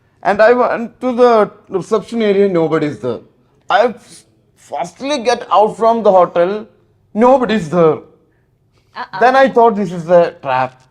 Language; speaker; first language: English; non-native, local second language; Malayalam